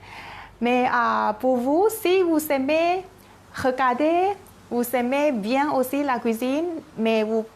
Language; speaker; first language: French; non-native, learner; Thai